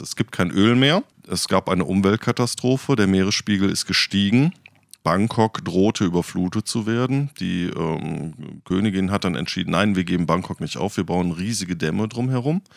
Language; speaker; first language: German; native; German